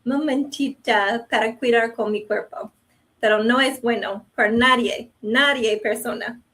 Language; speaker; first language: Spanish; non-native, learner; English